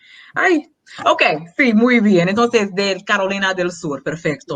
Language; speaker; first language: Spanish; non-native, fluent; English